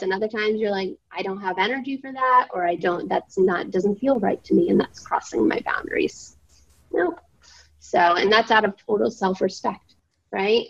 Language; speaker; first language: English; native; English